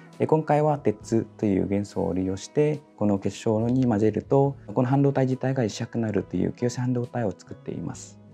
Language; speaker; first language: Japanese; non-native, fluent; Vietnamese